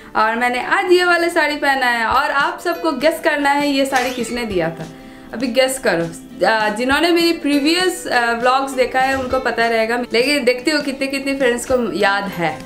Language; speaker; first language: Hindi; non-native, local second language; Bangla